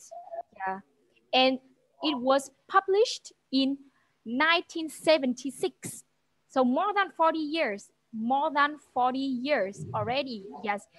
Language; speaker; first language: English; non-native, fluent; Vietnamese